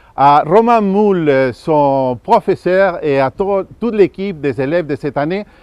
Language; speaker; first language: French; non-native, learner; Spanish